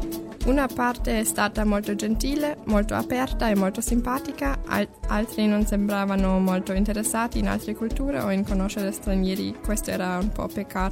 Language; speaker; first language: Italian; non-native, learner; German